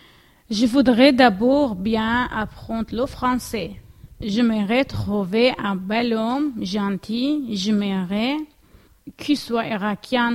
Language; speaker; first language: French; non-native, learner; Kurdish